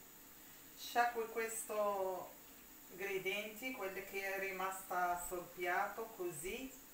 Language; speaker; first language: Italian; non-native, learner; Arabic